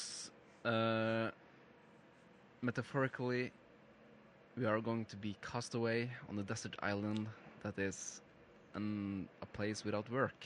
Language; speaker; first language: English; non-native, fluent; Norwegian